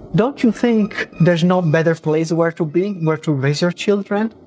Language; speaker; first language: English; non-native, fluent; Italian